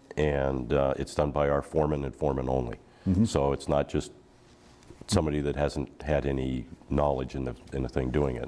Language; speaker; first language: English; native; English